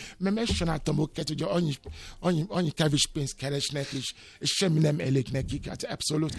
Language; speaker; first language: Hungarian; non-native, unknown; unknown